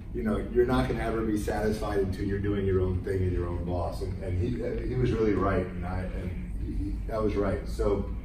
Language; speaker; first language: English; native; English